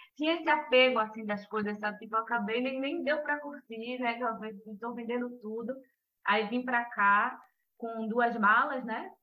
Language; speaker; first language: Portuguese; native; Portuguese